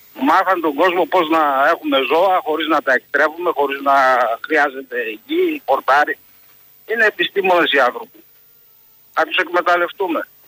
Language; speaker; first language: Greek; native; Greek